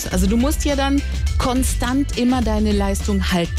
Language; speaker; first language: German; native; German